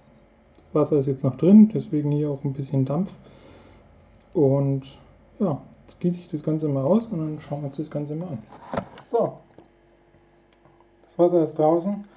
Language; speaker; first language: German; native; German